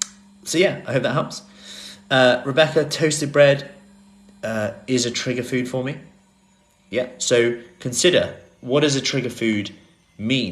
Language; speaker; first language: English; native; English